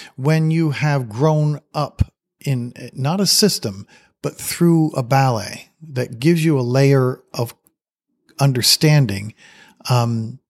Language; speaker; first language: English; native; English